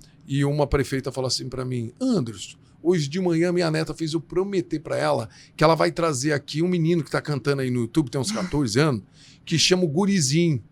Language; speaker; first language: Portuguese; native; Portuguese